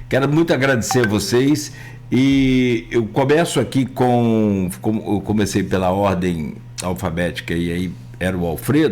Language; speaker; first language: Portuguese; native; Portuguese